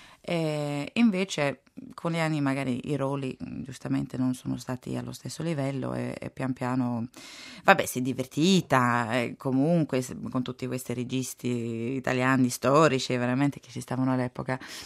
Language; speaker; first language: Italian; non-native, fluent; Swedish